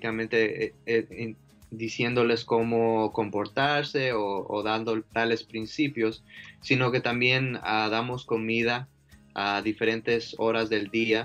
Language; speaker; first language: Spanish; early bilingual, heritage; Spanish